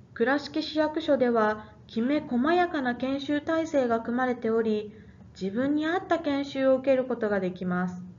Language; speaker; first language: Japanese; native; Japanese